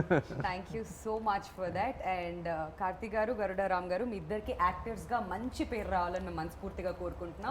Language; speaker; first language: Telugu; native; Telugu